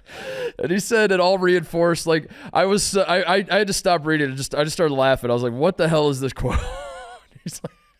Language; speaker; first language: English; native; English